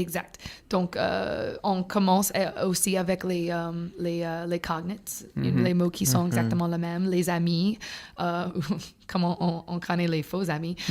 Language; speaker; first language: French; non-native, fluent; English